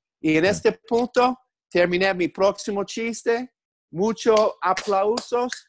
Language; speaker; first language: Spanish; non-native, learner; English